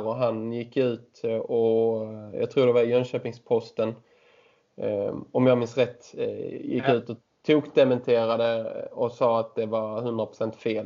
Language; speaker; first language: Swedish; native; Swedish